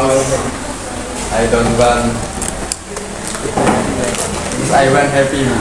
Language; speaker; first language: English; non-native, learner; Indonesian